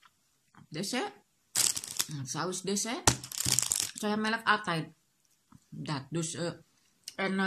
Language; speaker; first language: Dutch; non-native, learner; Indonesian